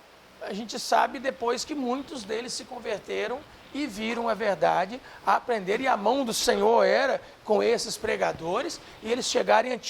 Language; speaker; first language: Portuguese; native; Portuguese